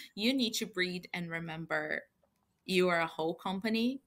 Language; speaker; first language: English; non-native, fluent; Portuguese